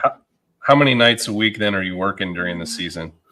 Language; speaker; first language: English; native; English